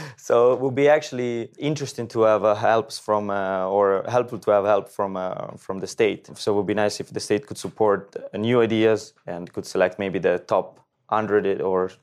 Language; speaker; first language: English; non-native, fluent; Italian